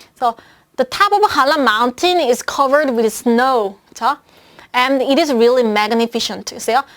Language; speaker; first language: English; non-native, fluent; Korean